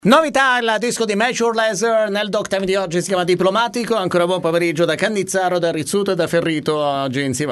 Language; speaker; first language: Italian; native; Italian